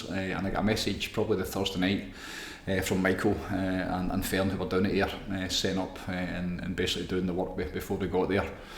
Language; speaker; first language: English; native; English